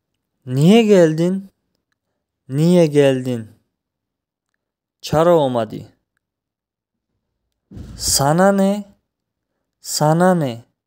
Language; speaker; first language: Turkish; non-native, fluent; Tajik